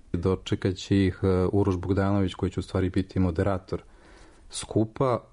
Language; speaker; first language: Serbian; native; Serbian